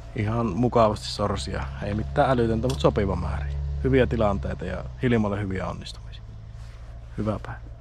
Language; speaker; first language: Finnish; native; Finnish